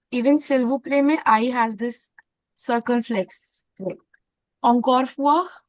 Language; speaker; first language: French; non-native, fluent; Hindi